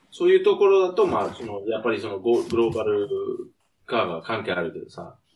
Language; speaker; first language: Japanese; non-native, fluent; English